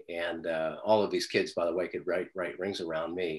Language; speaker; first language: English; native; English